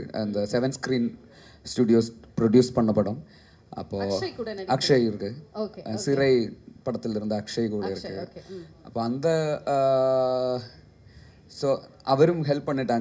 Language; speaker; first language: Tamil; non-native, learner; Malayalam